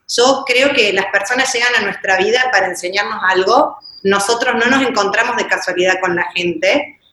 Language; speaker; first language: Spanish; native; Spanish